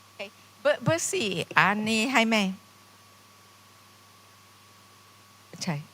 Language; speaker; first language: Thai; non-native, fluent; English